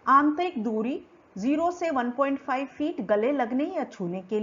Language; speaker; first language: Hindi; native; Hindi